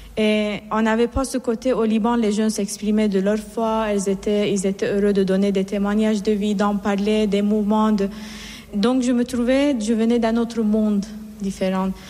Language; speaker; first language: French; non-native, fluent; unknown